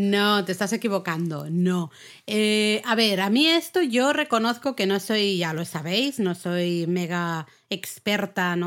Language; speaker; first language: Spanish; native; Spanish